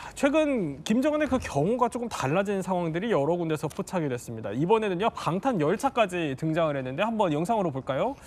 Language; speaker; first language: Korean; native; Korean